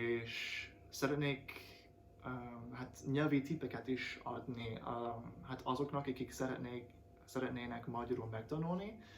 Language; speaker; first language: Hungarian; non-native, fluent; English